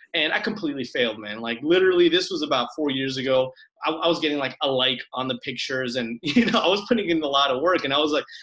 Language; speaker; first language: English; early bilingual, other home language; Spanish